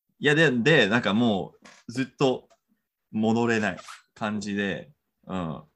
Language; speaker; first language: Japanese; non-native, fluent; Romanian